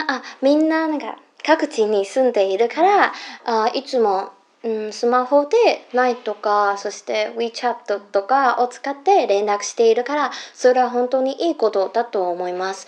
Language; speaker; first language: Japanese; non-native, fluent; Chinese